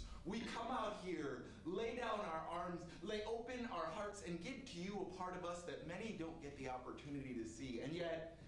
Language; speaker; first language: English; native; English